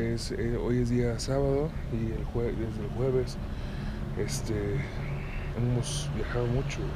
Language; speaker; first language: Spanish; native; Spanish